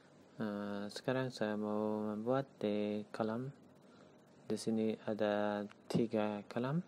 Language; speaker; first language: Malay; non-native, learner; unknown